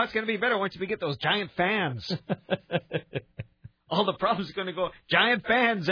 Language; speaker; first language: English; native; English